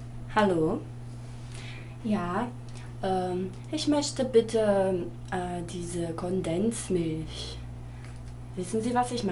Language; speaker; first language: German; non-native, learner; Portuguese